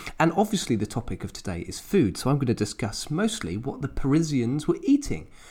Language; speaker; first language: English; native; English